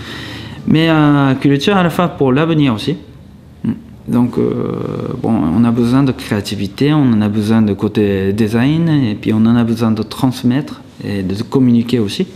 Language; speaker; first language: French; non-native, fluent; Japanese